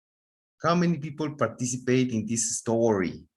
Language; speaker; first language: English; non-native, fluent; Spanish